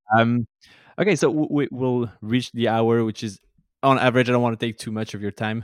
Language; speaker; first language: English; non-native, fluent; French